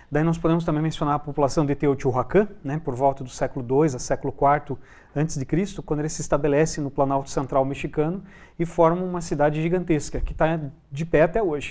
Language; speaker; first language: Portuguese; native; Portuguese